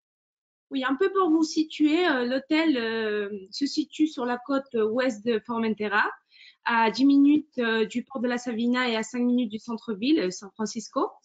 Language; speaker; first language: French; non-native, fluent; Spanish